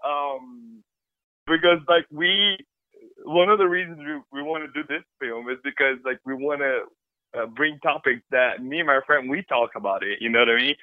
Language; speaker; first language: English; non-native, fluent; Portuguese